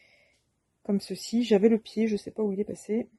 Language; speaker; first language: French; native; French